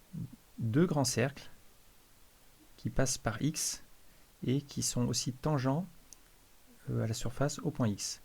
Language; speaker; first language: French; native; French